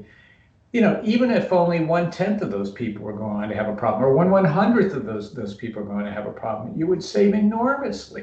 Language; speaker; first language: English; native; English